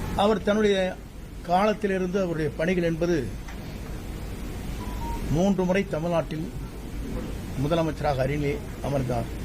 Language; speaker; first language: Tamil; native; Tamil